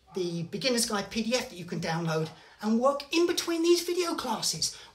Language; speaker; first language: English; native; English